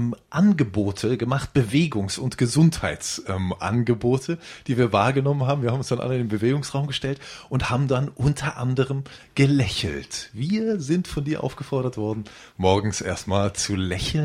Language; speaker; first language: German; native; German